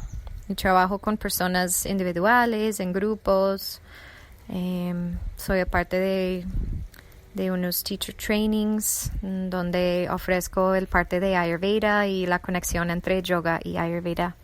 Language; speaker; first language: Spanish; non-native, fluent; English